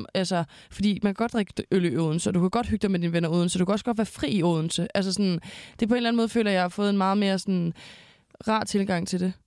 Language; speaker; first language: Danish; native; Danish